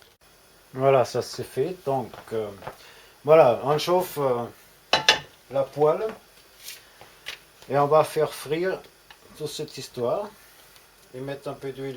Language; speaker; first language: French; non-native, fluent; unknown